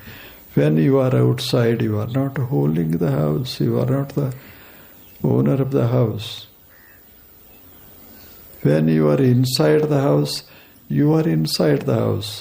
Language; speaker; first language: English; non-native, local second language; Kannada